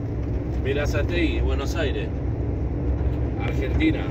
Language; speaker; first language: Spanish; native; Spanish